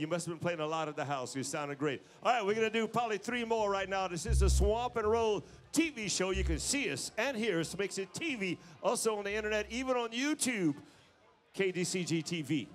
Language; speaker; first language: English; early bilingual, other home language; French